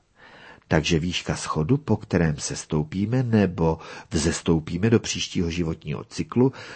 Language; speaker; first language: Czech; native; Czech